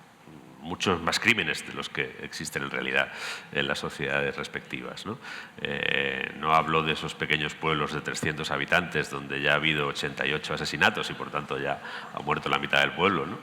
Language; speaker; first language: Spanish; native; Spanish